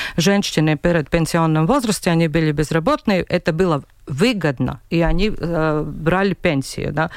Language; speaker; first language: Russian; non-native, local second language; Latvian